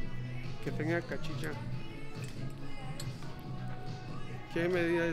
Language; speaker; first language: Spanish; native; Spanish